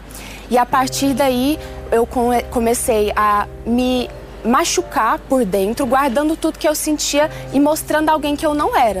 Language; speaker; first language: Portuguese; early bilingual, other home language; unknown